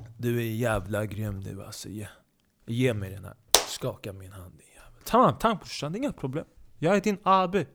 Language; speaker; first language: Swedish; native; Swedish